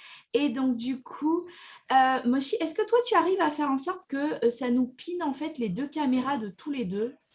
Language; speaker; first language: French; native; French